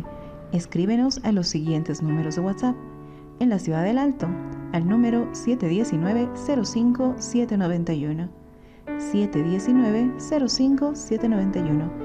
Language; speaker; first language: Spanish; native; Spanish